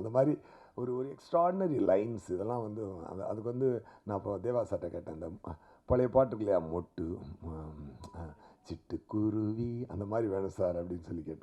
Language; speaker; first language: Tamil; native; Tamil